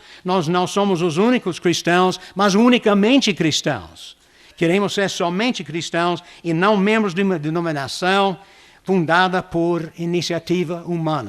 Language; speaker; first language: Portuguese; non-native, fluent; English